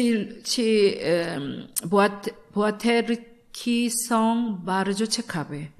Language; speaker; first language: Polish; non-native, learner; Korean